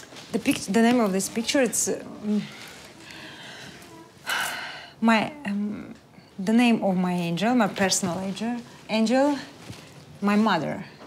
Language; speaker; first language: English; non-native, learner; Russian